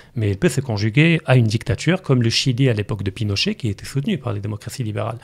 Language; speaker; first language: French; non-native, local second language; Arabic